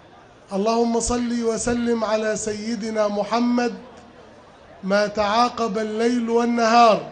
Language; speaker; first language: Arabic; native; Arabic